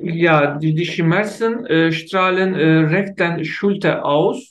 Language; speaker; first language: German; non-native, learner; Turkish